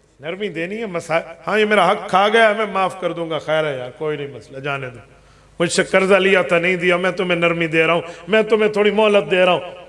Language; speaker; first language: Urdu; non-native, local second language; Punjabi